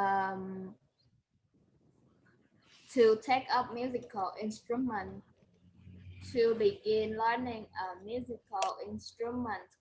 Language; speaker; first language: English; non-native, learner; Vietnamese